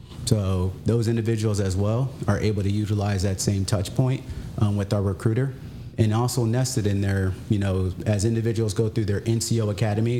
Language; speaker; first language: English; native; English